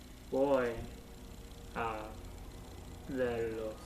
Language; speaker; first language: Spanish; non-native, learner; English